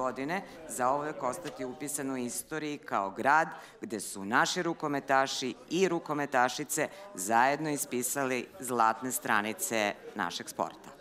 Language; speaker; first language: Serbian; native; Serbian